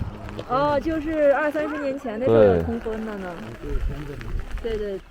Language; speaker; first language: Chinese; native; Chinese